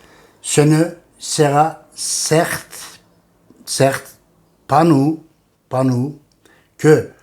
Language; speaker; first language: French; non-native, fluent; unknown